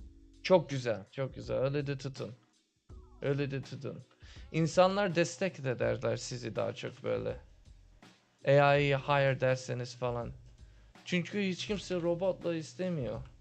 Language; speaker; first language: Turkish; early bilingual, heritage; Turkish